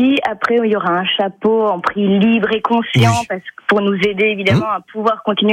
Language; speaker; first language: French; native; French